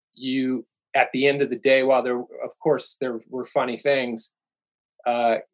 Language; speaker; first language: English; native; English